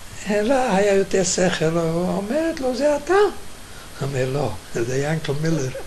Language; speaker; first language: Hebrew; non-native, fluent; Yiddish